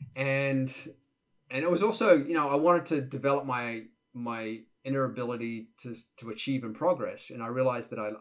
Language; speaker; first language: English; native; English